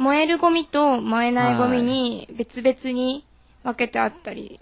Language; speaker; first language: Japanese; native; Japanese